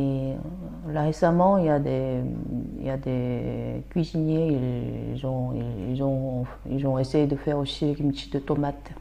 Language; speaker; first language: French; non-native, fluent; Korean